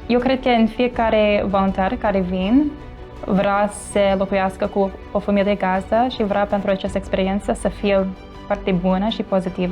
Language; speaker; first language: Romanian; non-native, learner; English